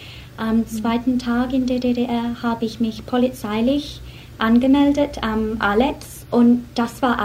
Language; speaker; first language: German; non-native, fluent; English